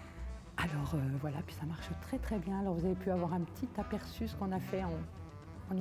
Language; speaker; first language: French; native; French